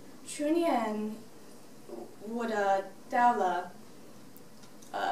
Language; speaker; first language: Chinese; non-native, learner; English